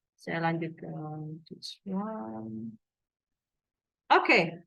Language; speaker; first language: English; non-native, fluent; Indonesian